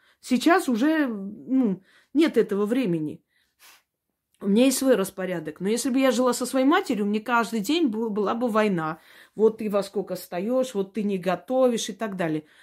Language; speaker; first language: Russian; non-native, local second language; Armenian